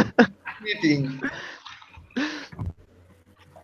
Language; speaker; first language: English; non-native, fluent; Italian